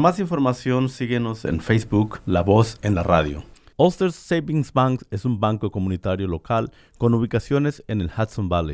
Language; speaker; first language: Spanish; native; Spanish